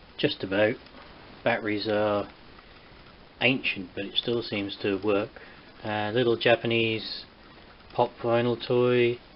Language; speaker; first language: English; native; English